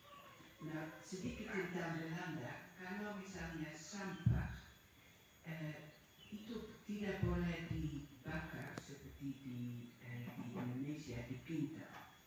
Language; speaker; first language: Indonesian; non-native, fluent; Dutch